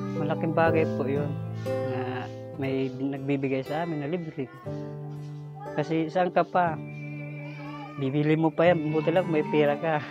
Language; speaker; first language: Filipino; non-native, local second language; Masbatenyo